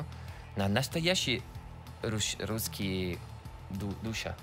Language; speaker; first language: Russian; non-native, learner; Italian